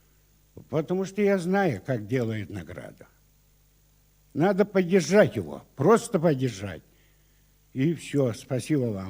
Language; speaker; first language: Russian; non-native, local second language; Yakut